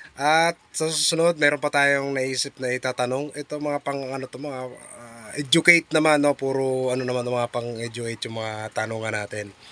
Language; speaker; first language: Filipino; native; Filipino